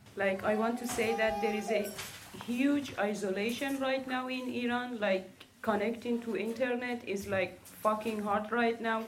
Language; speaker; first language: English; non-native, learner; Persian